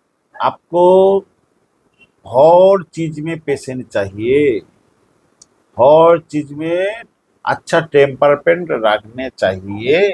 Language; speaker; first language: Hindi; non-native, local second language; Bangla